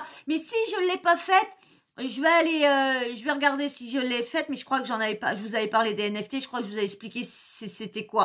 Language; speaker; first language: French; native; French